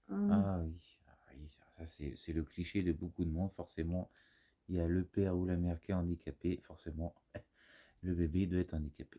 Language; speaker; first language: French; native; French